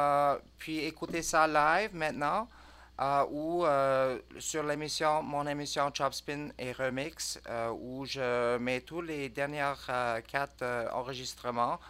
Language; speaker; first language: French; non-native, learner; English